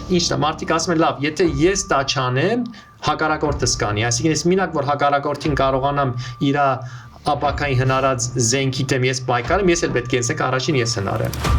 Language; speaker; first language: Armenian; early bilingual, heritage; Armenian